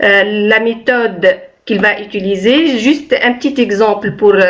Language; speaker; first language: French; non-native, local second language; Arabic